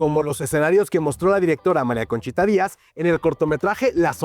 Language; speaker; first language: Spanish; native; Spanish